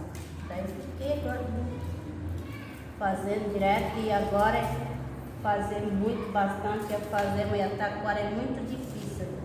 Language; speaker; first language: Portuguese; non-native, local second language; Guarani